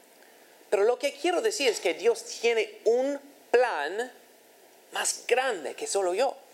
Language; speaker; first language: Spanish; non-native, fluent; English